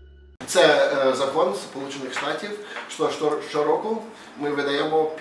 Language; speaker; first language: Ukrainian; non-native, learner; Russian